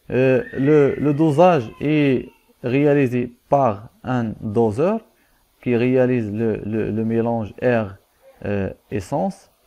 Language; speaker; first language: French; non-native, local second language; Arabic